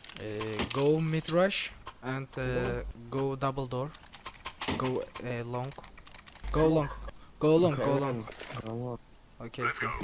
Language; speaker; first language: English; non-native, learner; Turkish